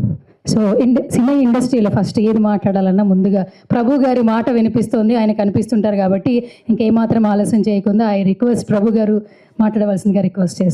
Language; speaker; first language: Telugu; native; Telugu